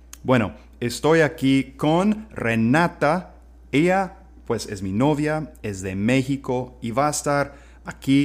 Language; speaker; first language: Spanish; non-native, fluent; English